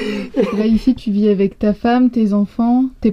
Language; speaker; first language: French; native; French